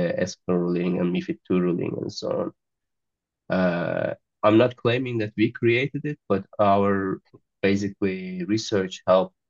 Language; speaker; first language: English; non-native, fluent; Azerbaijani